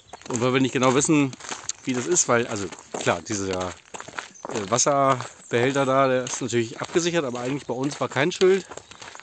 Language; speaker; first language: German; native; German